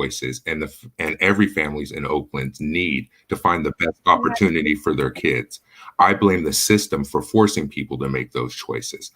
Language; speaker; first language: English; native; English